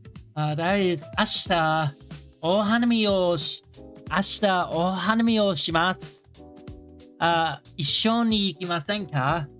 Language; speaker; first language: Japanese; non-native, learner; English